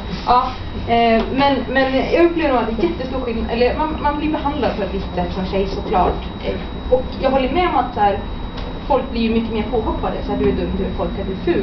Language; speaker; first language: Swedish; native; Swedish